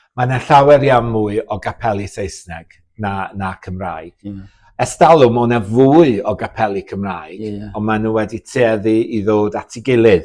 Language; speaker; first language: Welsh; native; Welsh